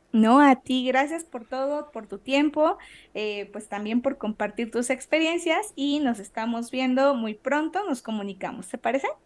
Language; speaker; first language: Spanish; native; Spanish